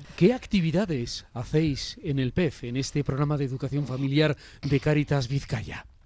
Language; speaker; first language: Spanish; native; Spanish